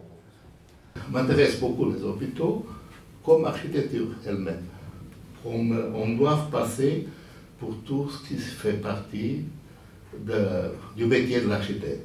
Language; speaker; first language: French; non-native, fluent; Portuguese